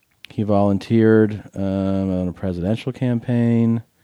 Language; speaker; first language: English; native; English